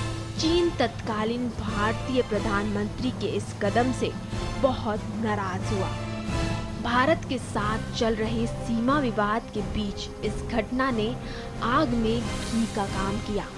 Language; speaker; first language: Hindi; native; Hindi